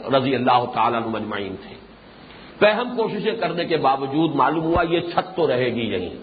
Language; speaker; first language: Urdu; native; Urdu